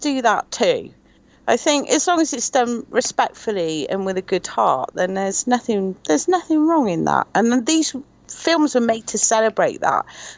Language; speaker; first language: English; native; English